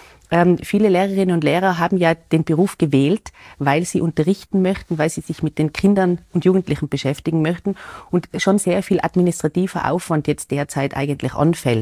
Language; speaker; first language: German; native; German